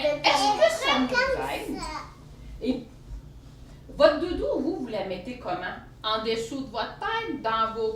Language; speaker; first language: French; native; French